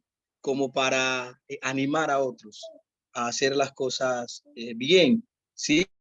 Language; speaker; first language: Spanish; native; Spanish